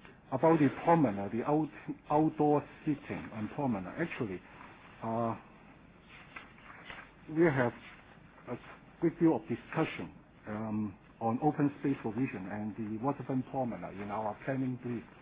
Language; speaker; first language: English; non-native, local second language; Cantonese